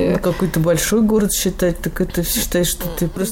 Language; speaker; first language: Russian; native; Russian